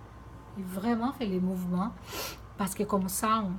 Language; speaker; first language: French; non-native, fluent; Portuguese